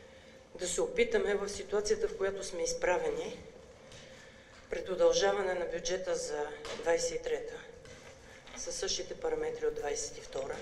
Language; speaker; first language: Bulgarian; native; Bulgarian